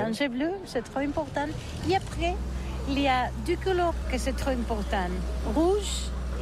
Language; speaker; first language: French; non-native, learner; Catalan